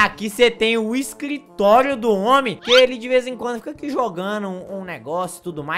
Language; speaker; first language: Portuguese; native; Portuguese